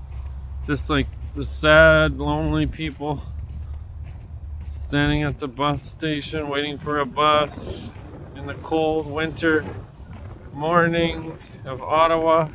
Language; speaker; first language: English; native; English